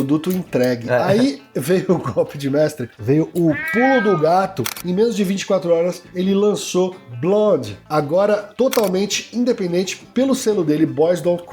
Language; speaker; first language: Portuguese; native; Portuguese